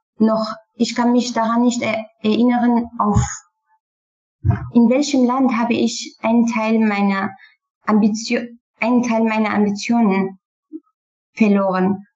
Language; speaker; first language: German; non-native, learner; Kurdish